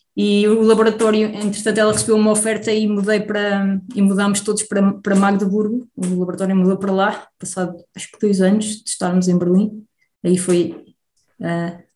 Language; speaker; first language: Portuguese; native; Portuguese